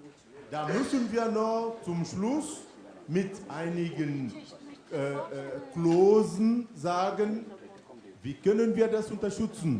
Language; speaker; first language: German; non-native, fluent; French